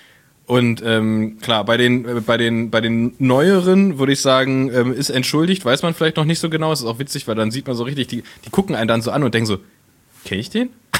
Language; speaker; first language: German; native; German